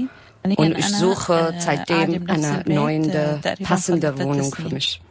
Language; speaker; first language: German; non-native, learner; Arabic